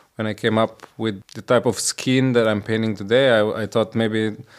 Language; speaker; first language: English; non-native, fluent; Slovenian